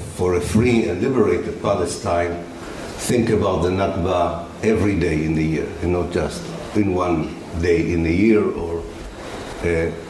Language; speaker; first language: English; non-native, fluent; Arabic